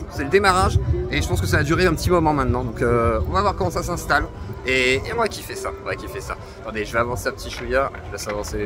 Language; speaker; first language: French; native; French